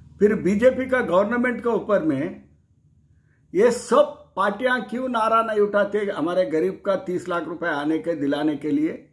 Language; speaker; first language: Hindi; non-native, local second language; Telugu